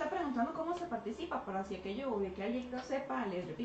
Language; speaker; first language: Spanish; native; Spanish